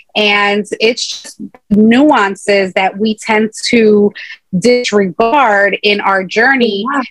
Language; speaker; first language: English; native; English